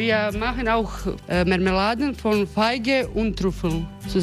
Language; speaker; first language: German; non-native, fluent; Croatian